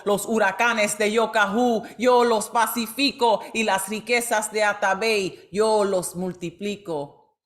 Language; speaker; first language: Spanish; early bilingual, heritage; Spanish